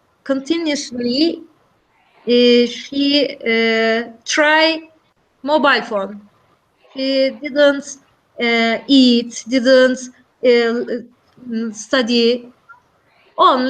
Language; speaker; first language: English; non-native, learner; Turkish